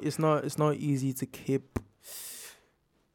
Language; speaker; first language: English; non-native, local second language; Yoruba